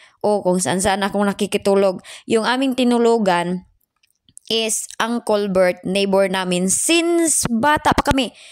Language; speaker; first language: Filipino; non-native, local second language; Cebuano